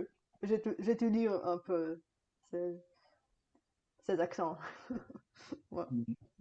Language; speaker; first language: French; non-native, fluent; Bulgarian